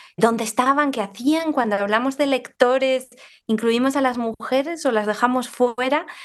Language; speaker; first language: Spanish; native; Spanish